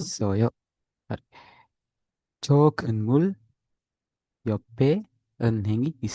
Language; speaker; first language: Korean; non-native, fluent; Sinhala